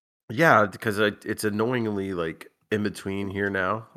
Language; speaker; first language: English; native; English